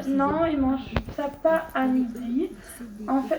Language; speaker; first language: French; non-native, fluent; German